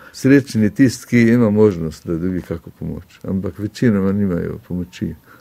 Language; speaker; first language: Slovenian; non-native, fluent; Arabic